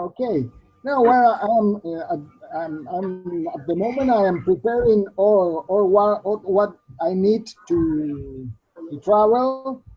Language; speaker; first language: English; non-native, learner; Spanish